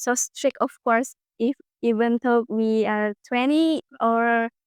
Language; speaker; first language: English; non-native, learner; Indonesian